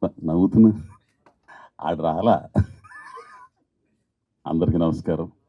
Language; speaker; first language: Telugu; native; Telugu